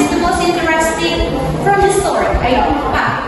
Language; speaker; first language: English; non-native, fluent; Indonesian